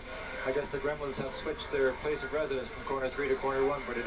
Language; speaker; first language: English; native; English